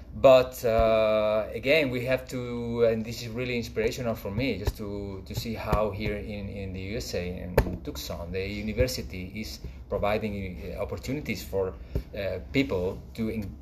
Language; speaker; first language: English; non-native, fluent; Spanish